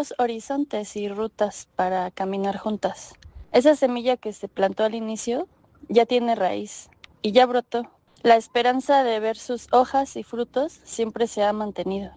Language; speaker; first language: Spanish; native; Spanish